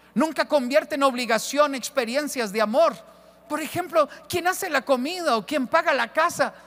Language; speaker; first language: Spanish; native; Spanish